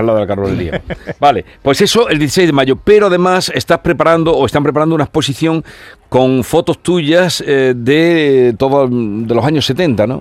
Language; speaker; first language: Spanish; native; Spanish